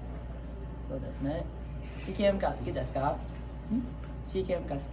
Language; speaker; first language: Japanese; non-native, learner; English